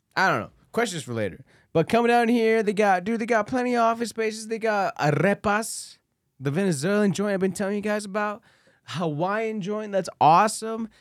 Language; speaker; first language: English; early bilingual, other home language; Spanish